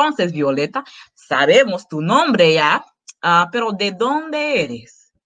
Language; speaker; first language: Spanish; non-native, learner; English